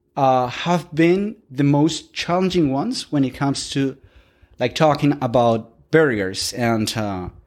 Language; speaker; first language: English; non-native, fluent; Spanish